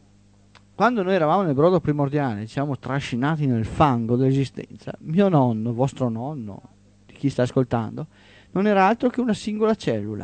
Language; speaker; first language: Italian; native; Italian